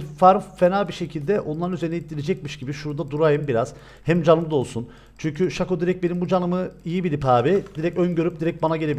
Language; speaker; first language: Turkish; native; Turkish